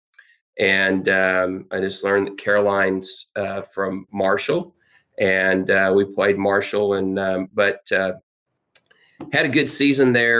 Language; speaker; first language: English; native; English